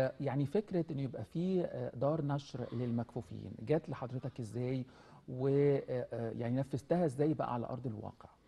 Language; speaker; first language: Arabic; native; Arabic